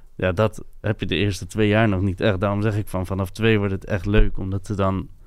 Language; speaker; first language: Dutch; non-native, local second language; French